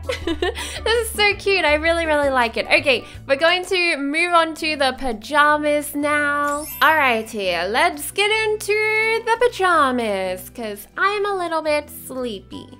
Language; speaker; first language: English; native; English